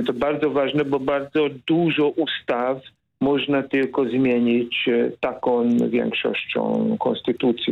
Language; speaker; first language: Polish; non-native, fluent; Hungarian